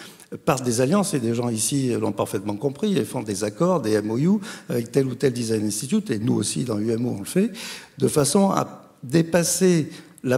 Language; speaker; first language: French; native; French